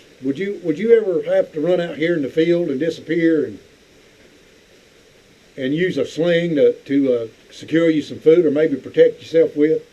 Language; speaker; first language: English; native; English